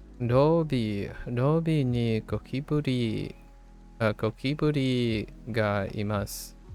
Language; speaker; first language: Japanese; non-native, learner; English